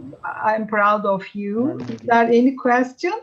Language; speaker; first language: English; non-native, fluent; Turkish